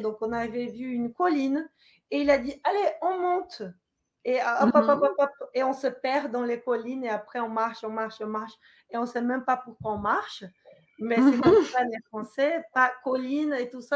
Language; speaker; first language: French; non-native, fluent; Portuguese